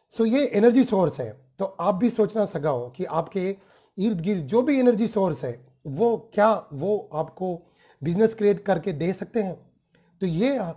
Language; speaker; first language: Hindi; non-native, local second language; Marathi